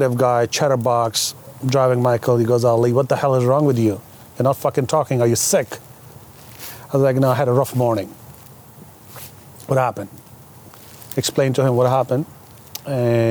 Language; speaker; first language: English; non-native, local second language; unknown